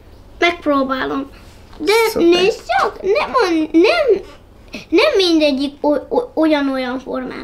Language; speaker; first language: Hungarian; early bilingual, heritage; Hungarian